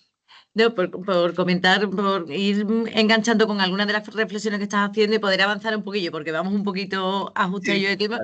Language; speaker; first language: Spanish; native; Spanish